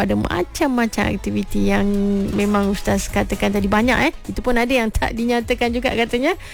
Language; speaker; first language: Malay; native; Malay